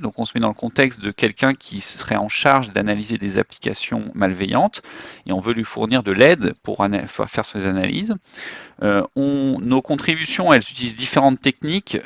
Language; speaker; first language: French; native; French